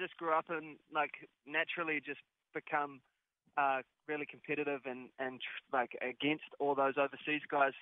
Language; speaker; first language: English; native; English